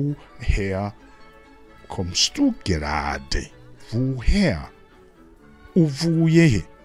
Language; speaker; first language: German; non-native, fluent; Rundi